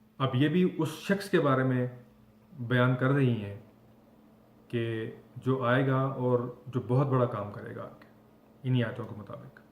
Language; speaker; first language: Urdu; non-native, local second language; Punjabi